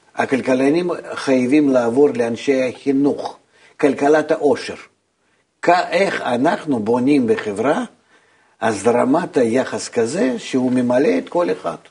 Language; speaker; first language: Hebrew; non-native, fluent; Russian